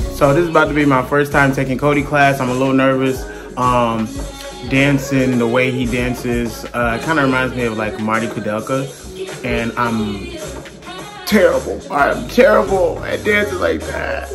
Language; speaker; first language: English; native; English